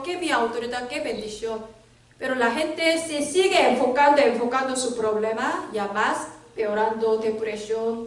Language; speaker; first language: Spanish; non-native, learner; Korean